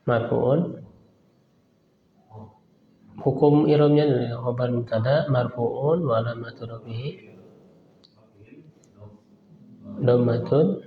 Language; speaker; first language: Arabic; non-native, fluent; Indonesian